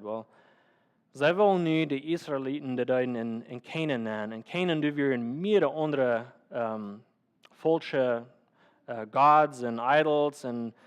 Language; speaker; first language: German; non-native, learner; Plautdietsch